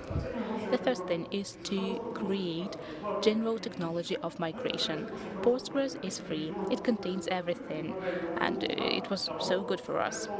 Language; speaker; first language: English; non-native, fluent; Russian